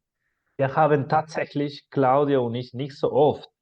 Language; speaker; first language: German; non-native, fluent; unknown